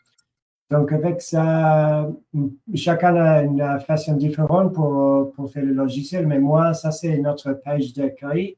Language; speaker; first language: French; non-native, learner; English